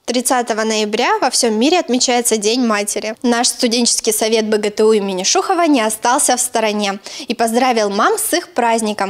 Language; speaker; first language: Russian; native; Russian